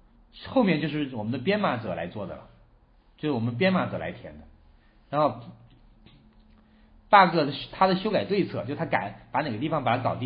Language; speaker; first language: Chinese; native; Chinese